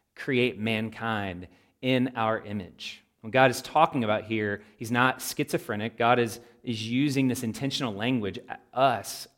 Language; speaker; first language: English; native; English